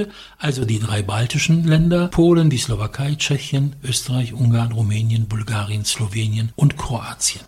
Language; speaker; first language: German; non-native, fluent; Polish